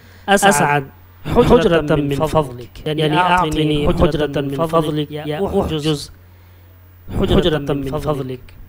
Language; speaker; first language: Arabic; non-native, fluent; Urdu